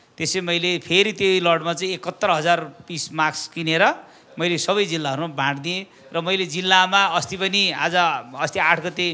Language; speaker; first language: Nepali; non-native, local second language; Eastern Tamang